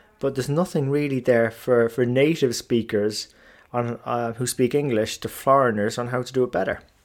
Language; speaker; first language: English; native; English